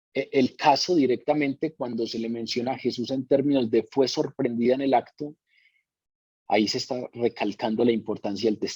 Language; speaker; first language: Spanish; native; Spanish